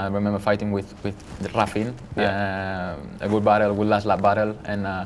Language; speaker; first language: English; non-native, fluent; Spanish